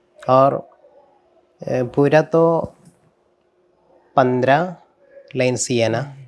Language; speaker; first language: Hindi; non-native, local second language; Malayalam